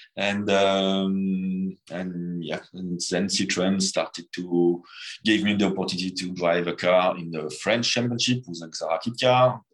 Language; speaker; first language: English; non-native, fluent; French